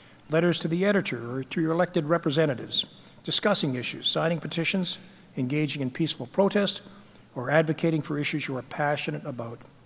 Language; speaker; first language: English; native; English